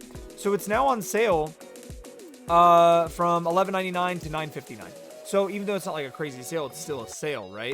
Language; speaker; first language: English; native; English